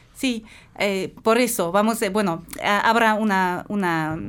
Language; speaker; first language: Spanish; non-native, fluent; French